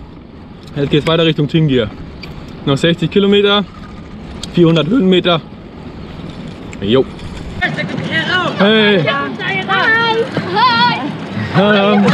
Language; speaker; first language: German; native; German